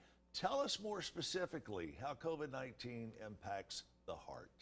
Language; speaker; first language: English; native; English